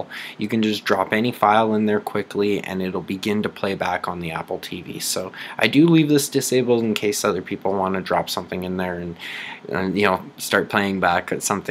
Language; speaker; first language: English; native; English